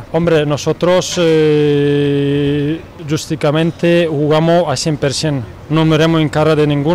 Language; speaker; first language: Spanish; non-native, learner; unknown